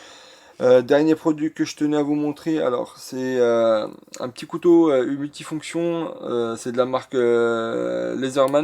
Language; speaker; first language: French; native; French